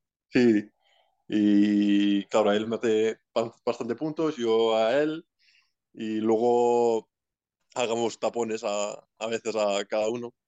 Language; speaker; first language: Spanish; non-native, fluent; Icelandic